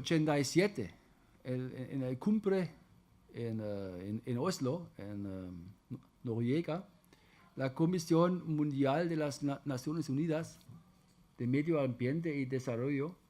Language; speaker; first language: Spanish; non-native, fluent; German